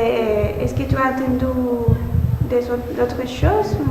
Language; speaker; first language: French; non-native, learner; Spanish